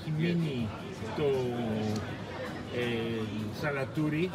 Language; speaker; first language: Greek; early bilingual, heritage; English